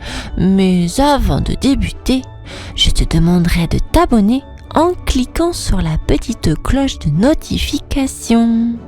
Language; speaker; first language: French; native; French